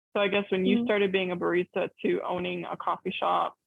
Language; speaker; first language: English; early bilingual, other home language; Arabic